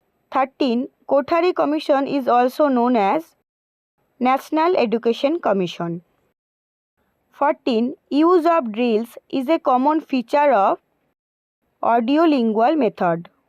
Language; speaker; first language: English; non-native, local second language; Bangla